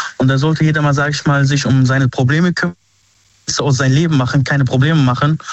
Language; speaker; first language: German; early bilingual, other home language; Arabic